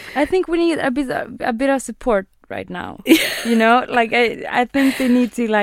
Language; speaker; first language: English; non-native, fluent; Swedish